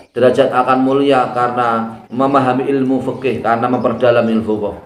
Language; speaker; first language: Indonesian; native; Indonesian